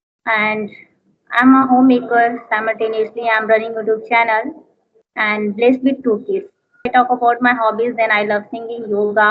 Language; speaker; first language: English; non-native, learner; Hindi